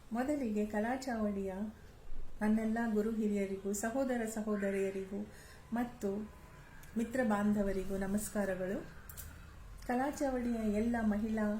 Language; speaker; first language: Kannada; non-native, local second language; Kodava